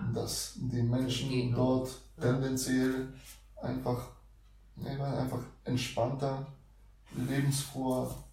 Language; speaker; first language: German; early bilingual, other home language; Russian